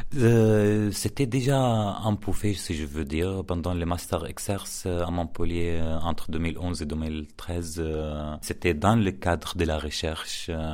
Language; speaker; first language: French; non-native, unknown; Arabic